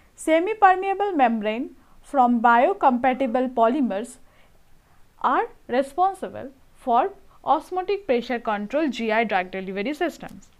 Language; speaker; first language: English; non-native, local second language; Bangla